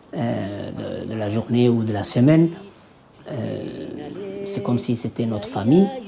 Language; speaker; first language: French; non-native, local second language; Somali